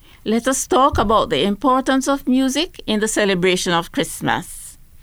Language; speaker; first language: English; native; English